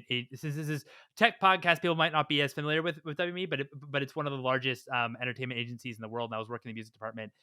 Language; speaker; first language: English; native; English